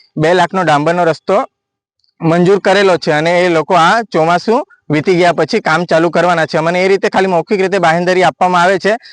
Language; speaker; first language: Gujarati; native; Gujarati